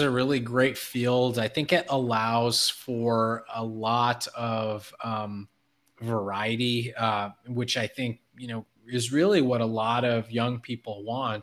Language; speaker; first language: English; native; English